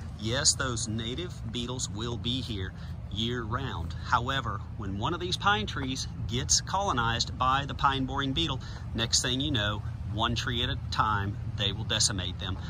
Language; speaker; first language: English; native; English